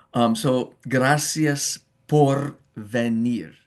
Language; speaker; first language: Spanish; non-native, fluent; English